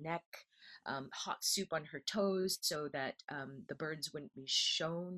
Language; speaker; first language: English; native; English